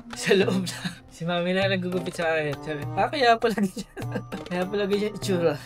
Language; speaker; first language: Filipino; non-native, local second language; Hiligaynon